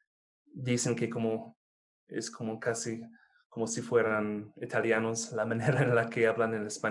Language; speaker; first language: Spanish; non-native, fluent; English